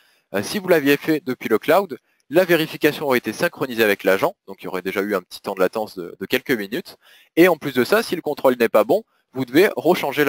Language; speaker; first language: French; native; French